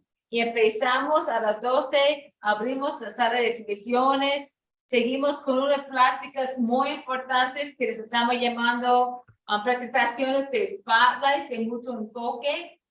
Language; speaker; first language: Spanish; non-native, fluent; English